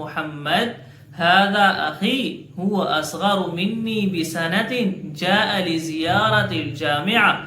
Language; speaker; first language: Arabic; non-native, fluent; Urdu